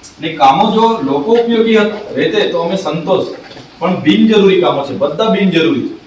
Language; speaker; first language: Gujarati; non-native, local second language; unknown